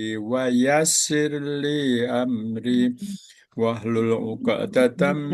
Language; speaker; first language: Arabic; non-native, fluent; Indonesian